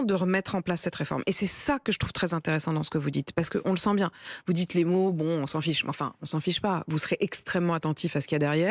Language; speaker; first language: French; native; French